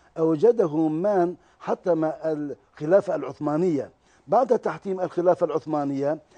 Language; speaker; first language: Arabic; non-native, fluent; Turkish